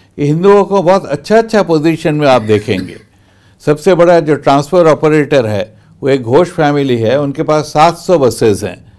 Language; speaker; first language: Hindi; non-native, local second language; Bangla